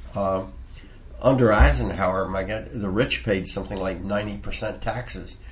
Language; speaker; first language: English; native; English